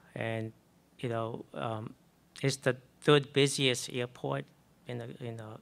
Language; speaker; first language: English; native; English